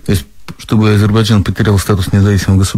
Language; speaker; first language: Russian; native; Russian